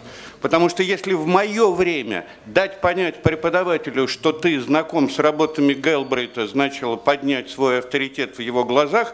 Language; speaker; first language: Russian; native; Russian